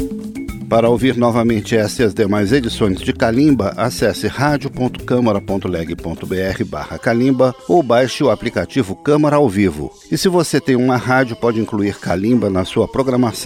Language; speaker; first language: Portuguese; native; Portuguese